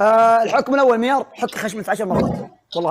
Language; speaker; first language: Arabic; native; Arabic